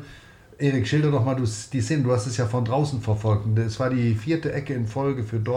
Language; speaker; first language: German; native; German